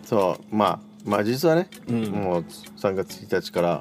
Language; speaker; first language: Japanese; early bilingual, heritage; Japanese